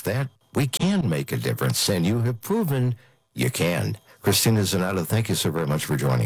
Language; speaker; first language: English; native; English